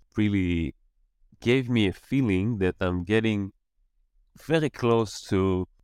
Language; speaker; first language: English; non-native, fluent; Hebrew